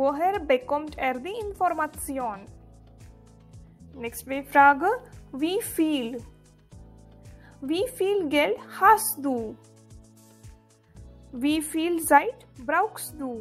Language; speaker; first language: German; non-native, learner; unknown